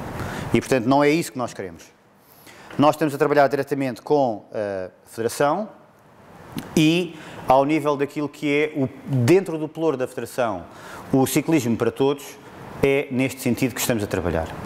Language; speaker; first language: Portuguese; native; Portuguese